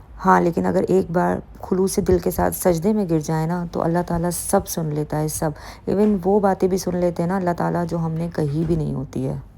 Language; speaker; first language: Urdu; native; Urdu